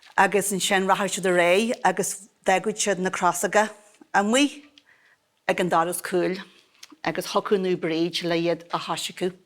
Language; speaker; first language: Irish; native; Irish